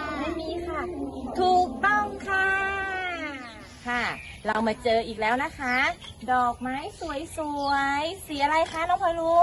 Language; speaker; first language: Thai; native; Thai